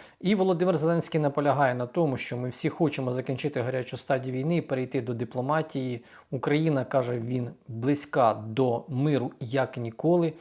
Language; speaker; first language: Ukrainian; native; Ukrainian